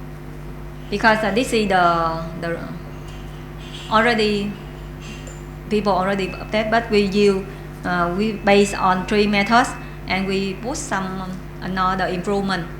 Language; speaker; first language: English; non-native, learner; Vietnamese